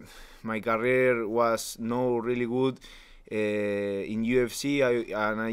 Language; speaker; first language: English; non-native, learner; Spanish